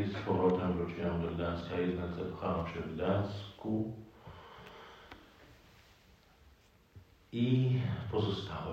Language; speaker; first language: Polish; non-native, fluent; Arabic